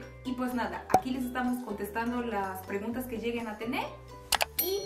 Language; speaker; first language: Spanish; native; Spanish